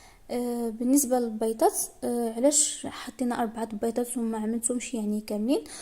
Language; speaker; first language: Arabic; native; Arabic